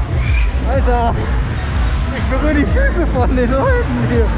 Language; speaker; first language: German; native; German